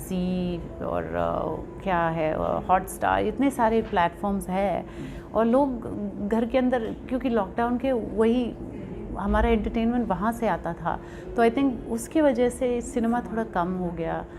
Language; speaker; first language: Hindi; non-native, local second language; French